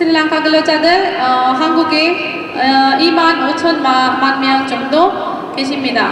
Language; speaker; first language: Korean; non-native, fluent; Sinhala